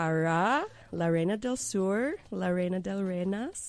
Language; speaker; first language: Spanish; non-native, fluent; English